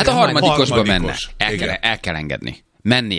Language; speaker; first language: Hungarian; native; Hungarian